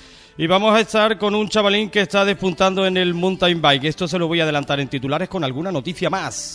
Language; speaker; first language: Spanish; native; Spanish